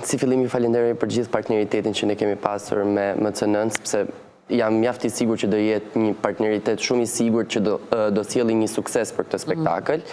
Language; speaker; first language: Albanian; native; Albanian